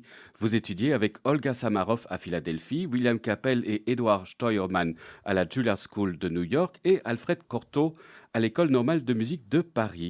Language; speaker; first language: French; native; French